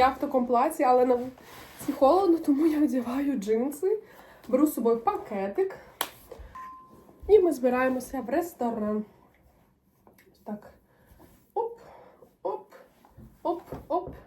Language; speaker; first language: Ukrainian; native; Ukrainian